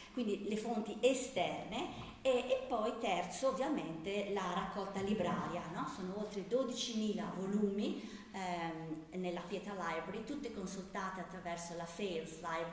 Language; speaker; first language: Italian; native; Italian